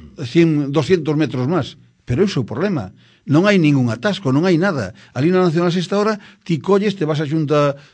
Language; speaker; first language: Galician; native; Galician